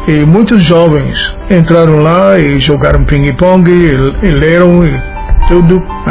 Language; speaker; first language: Portuguese; non-native, fluent; English